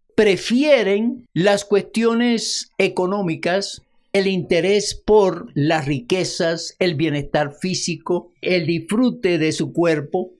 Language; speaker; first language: Spanish; native; Spanish